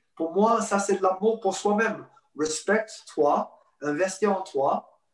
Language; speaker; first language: French; non-native, fluent; English